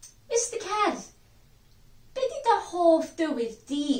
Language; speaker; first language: Welsh; native; Welsh